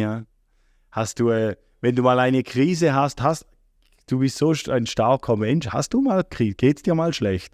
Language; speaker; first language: German; native; German